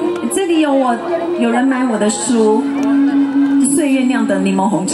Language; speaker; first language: Chinese; native; Chinese